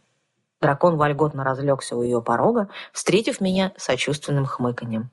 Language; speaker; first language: Russian; native; Russian